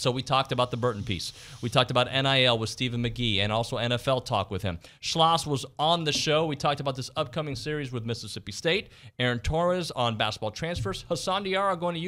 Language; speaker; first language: English; native; English